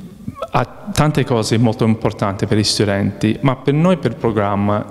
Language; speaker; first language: Italian; non-native, fluent; English